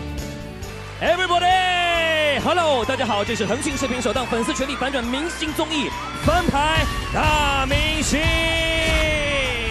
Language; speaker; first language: Chinese; native; Chinese